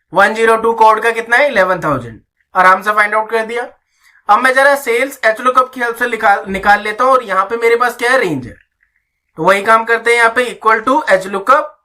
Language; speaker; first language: Hindi; native; Hindi